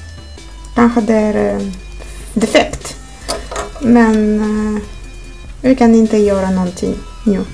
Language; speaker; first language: Swedish; non-native, learner; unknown